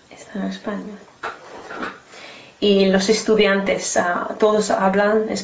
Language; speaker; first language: Spanish; non-native, learner; English